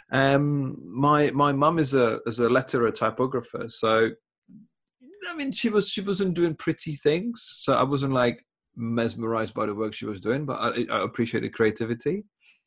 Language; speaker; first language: English; non-native, fluent; Czech